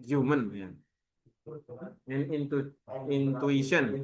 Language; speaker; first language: English; non-native, learner; Indonesian